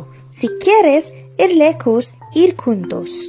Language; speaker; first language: Spanish; non-native, learner; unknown